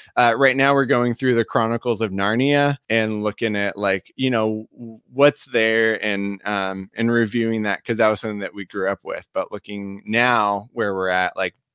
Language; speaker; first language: English; native; English